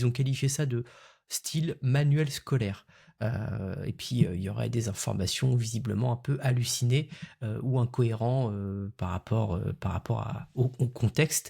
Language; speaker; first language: French; native; French